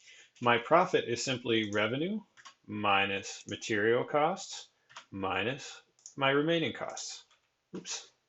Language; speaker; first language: English; native; English